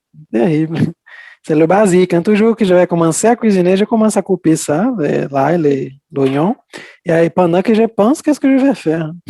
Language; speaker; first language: French; non-native, fluent; Portuguese